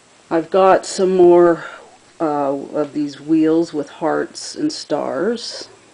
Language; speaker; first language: English; native; English